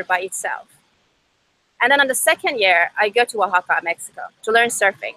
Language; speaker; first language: English; non-native, fluent; Persian